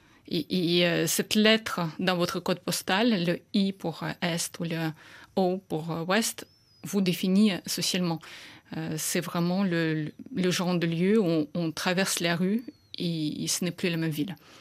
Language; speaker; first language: French; non-native, fluent; Russian